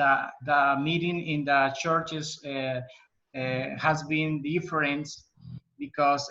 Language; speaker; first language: English; non-native, learner; Spanish